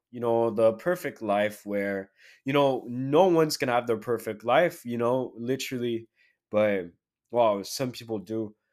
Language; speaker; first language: English; native; English